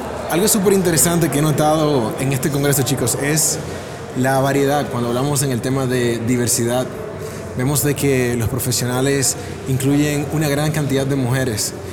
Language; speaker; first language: Spanish; native; Spanish